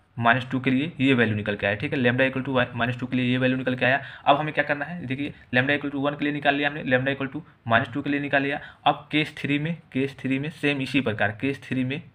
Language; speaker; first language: Hindi; native; Hindi